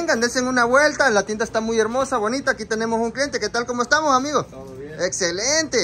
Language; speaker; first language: Spanish; native; Spanish